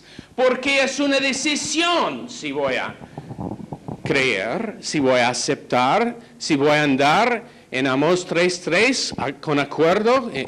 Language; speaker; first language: Spanish; non-native, fluent; English